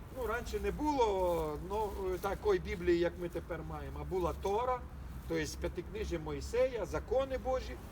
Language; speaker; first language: Ukrainian; non-native, local second language; Russian